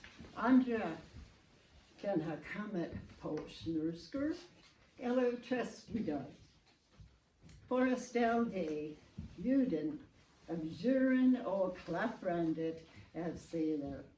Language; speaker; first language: Swedish; non-native, learner; English